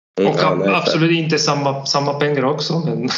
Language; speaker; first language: Swedish; non-native, learner; Polish